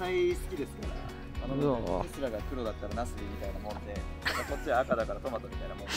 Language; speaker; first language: Japanese; native; Japanese